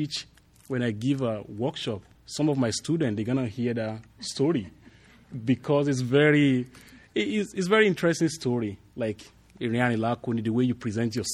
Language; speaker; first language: English; non-native, local second language; Yoruba